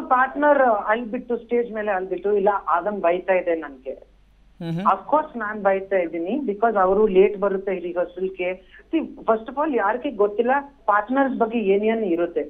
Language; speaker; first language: Kannada; non-native, learner; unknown